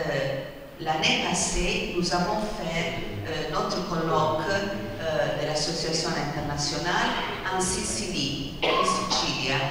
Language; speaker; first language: French; non-native, fluent; Italian